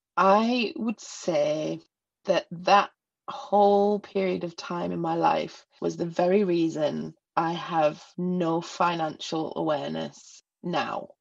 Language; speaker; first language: English; native; English